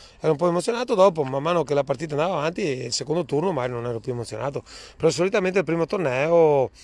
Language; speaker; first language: Italian; native; Italian